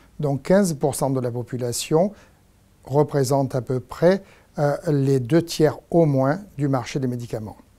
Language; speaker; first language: French; native; French